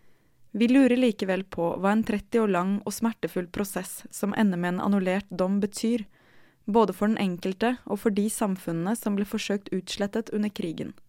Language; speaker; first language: Norwegian; native; Norwegian